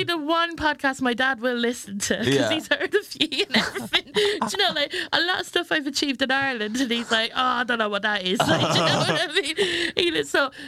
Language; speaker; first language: English; native; English